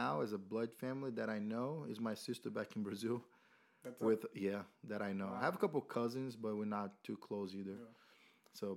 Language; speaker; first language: English; non-native, fluent; Portuguese